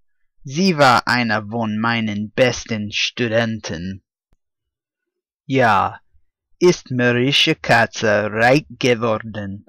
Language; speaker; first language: German; non-native, learner; English